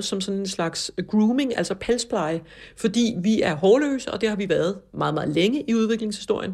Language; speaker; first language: Danish; native; Danish